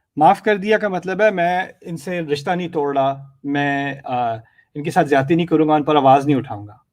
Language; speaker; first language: Urdu; early bilingual, heritage; Urdu